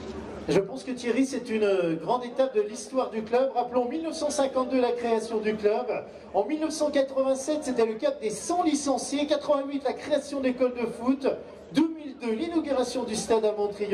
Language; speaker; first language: French; native; French